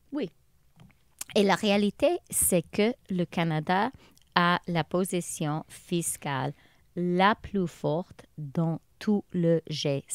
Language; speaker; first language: French; non-native, local second language; English